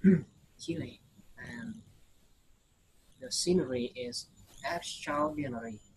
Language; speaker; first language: English; non-native, learner; Vietnamese